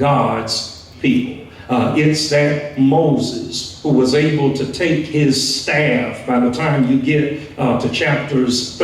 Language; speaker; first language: English; native; English